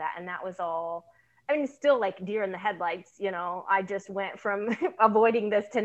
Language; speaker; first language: English; native; English